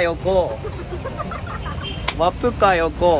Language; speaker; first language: Cebuano; non-native, learner; Japanese